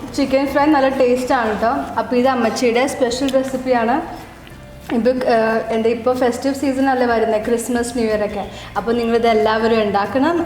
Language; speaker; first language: Malayalam; early bilingual, heritage; Malayalam